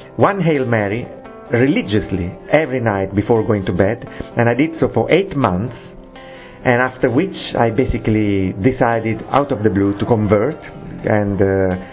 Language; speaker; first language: English; non-native, fluent; Italian